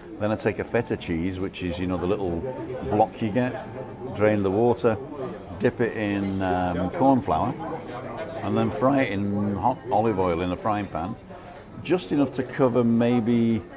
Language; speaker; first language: English; native; English